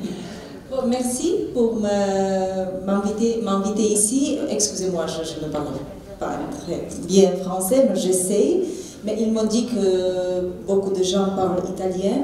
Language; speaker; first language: French; non-native, fluent; Italian